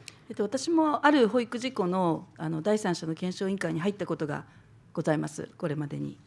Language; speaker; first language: Japanese; native; Japanese